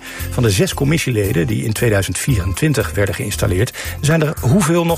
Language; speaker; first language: Dutch; native; Dutch